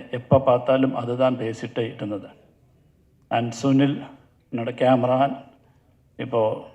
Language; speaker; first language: Tamil; non-native, learner; Malayalam